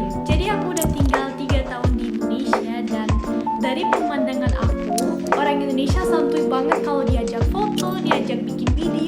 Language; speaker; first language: Indonesian; non-native, fluent; German